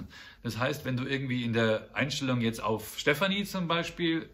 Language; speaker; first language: German; native; German